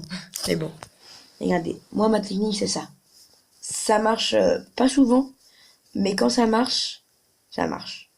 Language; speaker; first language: French; native; French